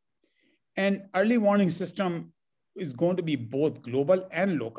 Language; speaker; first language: English; non-native, local second language; Hindi